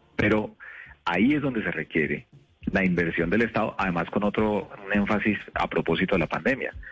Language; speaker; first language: Spanish; native; Spanish